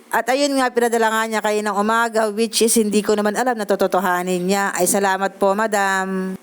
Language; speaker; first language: Filipino; native; Filipino